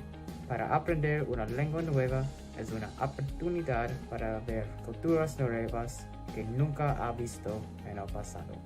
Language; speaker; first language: Spanish; non-native, fluent; English